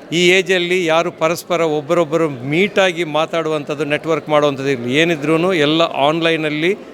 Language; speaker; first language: Kannada; non-native, local second language; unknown